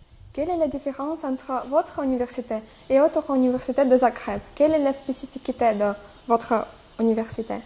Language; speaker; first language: French; non-native, fluent; Russian